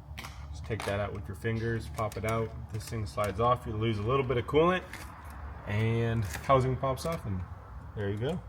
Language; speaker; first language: English; native; English